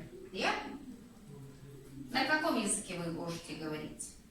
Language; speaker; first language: Russian; non-native, local second language; Kazakh